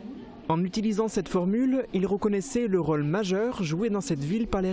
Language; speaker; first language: French; native; French